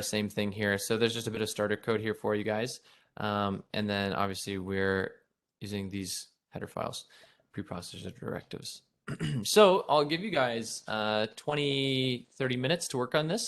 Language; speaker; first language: English; native; English